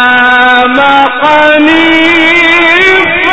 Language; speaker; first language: Arabic; native; Arabic